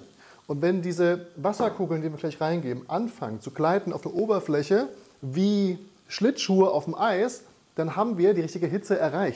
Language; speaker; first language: German; native; German